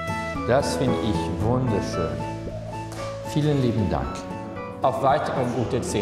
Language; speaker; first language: German; non-native, fluent; Swedish